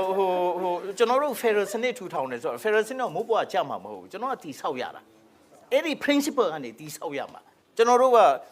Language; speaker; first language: Burmese; non-native, local second language; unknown